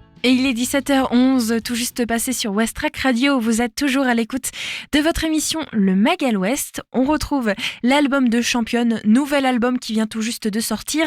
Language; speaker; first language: French; native; French